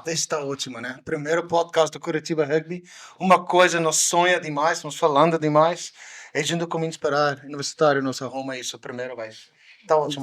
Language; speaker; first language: Portuguese; non-native, learner; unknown